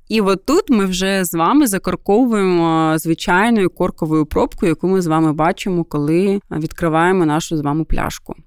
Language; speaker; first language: Ukrainian; non-native, local second language; Russian